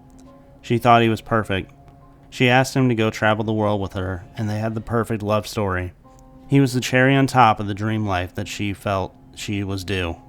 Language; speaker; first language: English; native; English